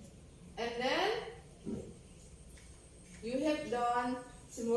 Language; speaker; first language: English; non-native, learner; Indonesian